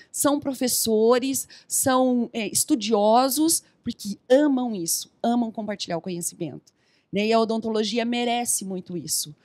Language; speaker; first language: Portuguese; native; Portuguese